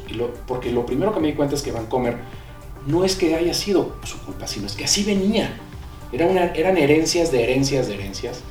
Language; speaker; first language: Spanish; native; Spanish